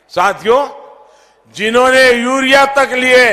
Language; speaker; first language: Hindi; non-native, local second language; Gujarati